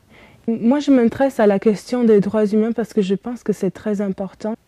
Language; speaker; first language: French; early bilingual, heritage; Romanian